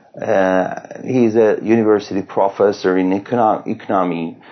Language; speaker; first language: English; non-native, fluent; Persian